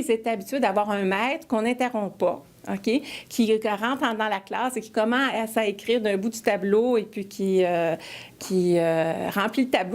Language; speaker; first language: French; native; French